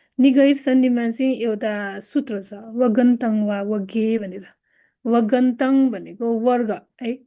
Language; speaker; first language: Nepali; non-native, local second language; Newari